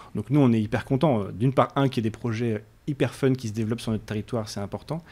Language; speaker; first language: French; native; French